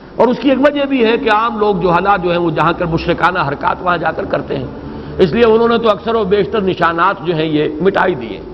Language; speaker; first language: Urdu; native; Urdu